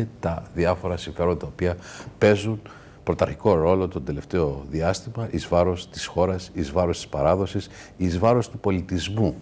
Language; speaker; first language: Greek; native; Greek